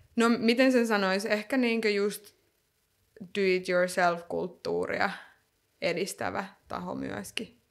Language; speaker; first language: Finnish; native; Finnish